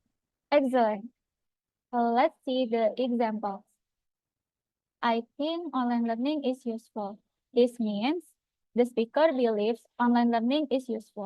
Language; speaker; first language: English; non-native, fluent; Indonesian